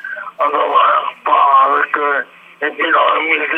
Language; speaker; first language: French; native; French